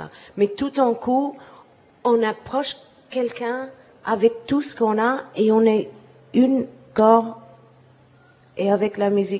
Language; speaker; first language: French; non-native, learner; English